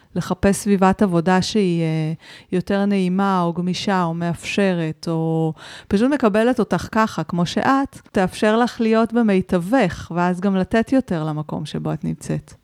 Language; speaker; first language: Hebrew; native; Hebrew